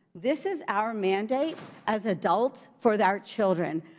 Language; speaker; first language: English; early bilingual, other home language; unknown